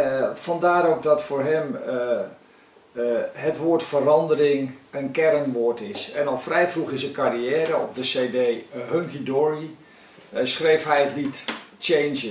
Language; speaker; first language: Dutch; native; Dutch